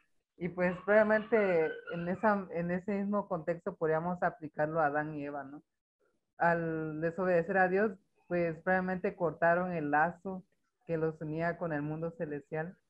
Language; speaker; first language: Spanish; native; Spanish